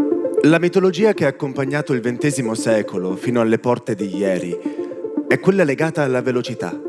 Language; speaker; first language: Italian; native; Italian